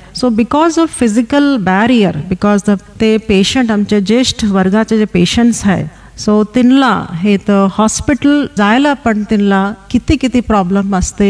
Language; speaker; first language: Marathi; non-native, local second language; Kannada